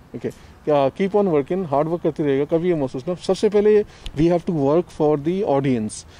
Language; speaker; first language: Hindi; native; Hindi